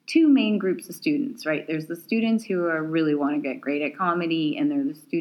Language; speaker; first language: English; native; English